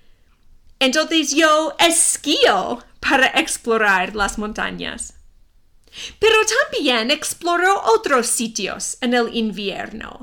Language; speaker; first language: Spanish; non-native, fluent; English